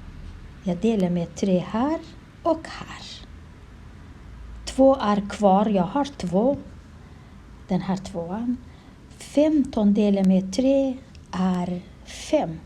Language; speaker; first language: Swedish; non-native, learner; Kurdish